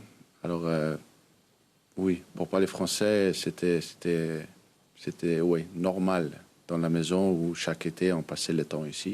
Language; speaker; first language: French; early bilingual, heritage; Danish